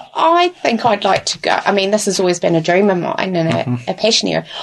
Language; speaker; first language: English; native; English